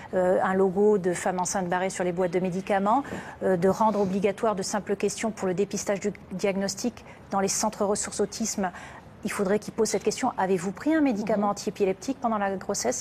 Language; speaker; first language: French; native; French